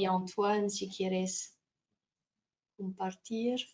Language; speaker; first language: Spanish; non-native, fluent; French